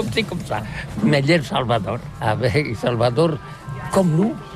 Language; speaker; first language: French; non-native, learner; Catalan